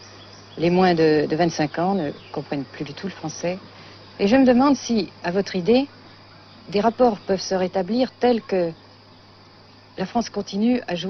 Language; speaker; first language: French; native; French